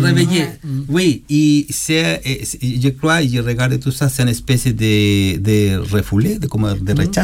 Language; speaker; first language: French; non-native, learner; Spanish